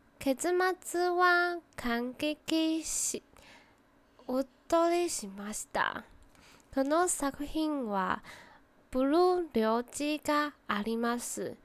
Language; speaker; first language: Japanese; non-native, learner; Chinese